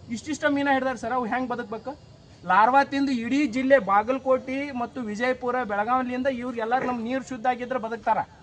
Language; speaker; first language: Kannada; native; Kannada